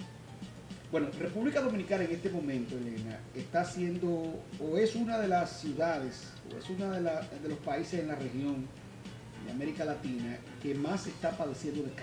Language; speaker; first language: Spanish; native; Spanish